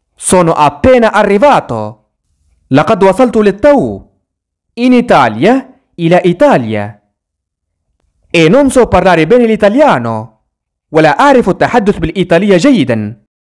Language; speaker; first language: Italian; non-native, fluent; Arabic